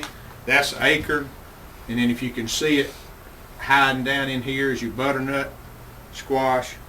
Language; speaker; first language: English; native; English